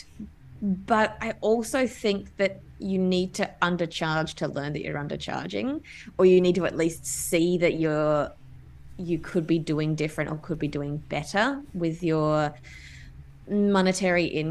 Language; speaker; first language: English; native; English